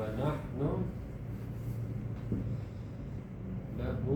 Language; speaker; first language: Arabic; non-native, fluent; Malay